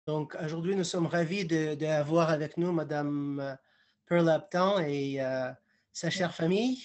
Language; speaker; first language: French; non-native, fluent; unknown